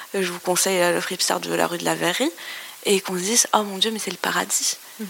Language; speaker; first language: French; non-native, local second language; Arabic